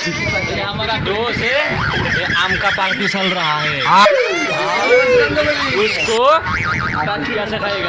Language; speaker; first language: Hindi; non-native, local second language; Assamese